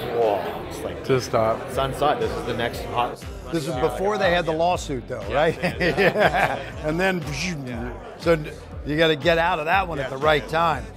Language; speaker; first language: English; native; English